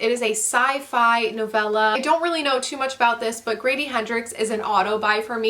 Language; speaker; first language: English; native; English